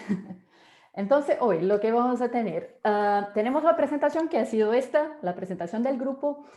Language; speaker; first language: Spanish; non-native, fluent; Portuguese